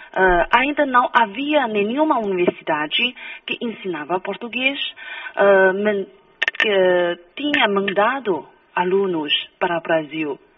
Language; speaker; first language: Portuguese; non-native, fluent; Chinese